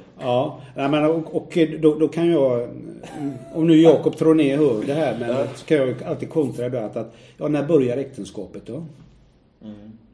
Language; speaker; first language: Swedish; native; Swedish